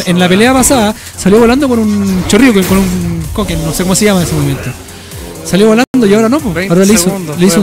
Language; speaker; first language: Spanish; native; Spanish